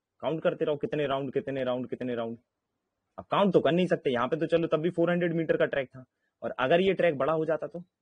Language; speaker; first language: Hindi; native; Hindi